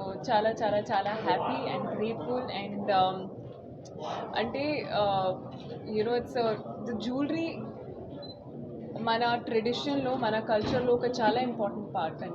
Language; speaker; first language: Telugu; non-native, fluent; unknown